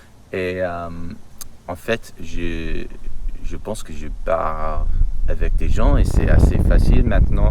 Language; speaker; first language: French; non-native, learner; English